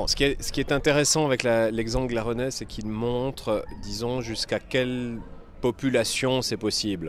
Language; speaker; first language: French; native; French